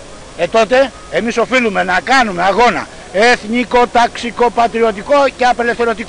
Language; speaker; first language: Greek; native; Greek